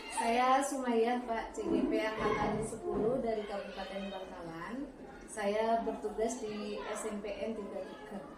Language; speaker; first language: Indonesian; non-native, local second language; Madurese